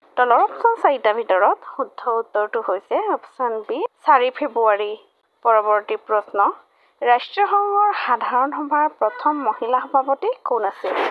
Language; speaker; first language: Assamese; native; Assamese